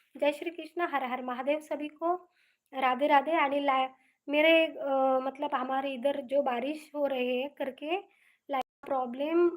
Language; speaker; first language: Hindi; non-native, local second language; Marathi